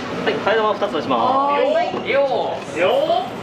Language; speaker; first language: Japanese; native; Japanese